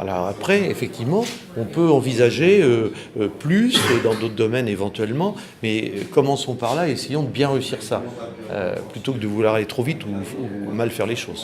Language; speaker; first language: French; native; French